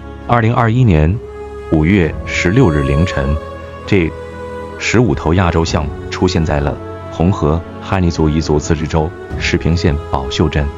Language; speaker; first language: Chinese; native; Chinese